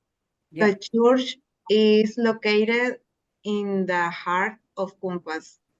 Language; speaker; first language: English; non-native, learner; Spanish